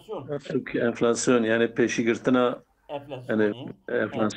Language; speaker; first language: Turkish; non-native, local second language; Kurdish